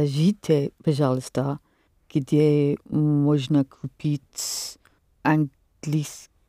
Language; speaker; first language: Russian; non-native, learner; English